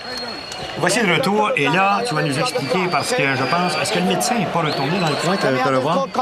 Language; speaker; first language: French; native; French